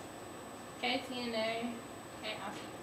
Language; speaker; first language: Spanish; non-native, learner; English